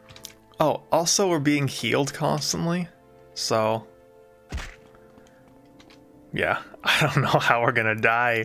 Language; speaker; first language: English; native; English